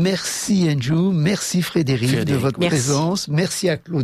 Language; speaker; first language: French; native; French